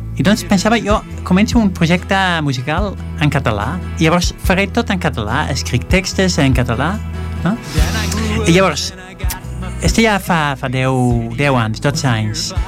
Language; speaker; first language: Catalan; non-native, fluent; Dutch